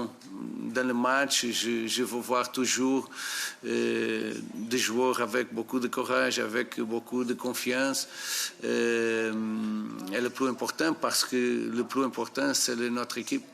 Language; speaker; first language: French; non-native, fluent; Portuguese